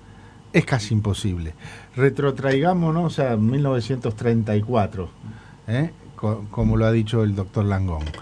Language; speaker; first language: Spanish; native; Spanish